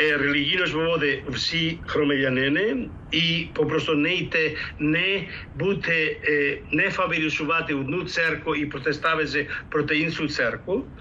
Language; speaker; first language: Ukrainian; non-native, fluent; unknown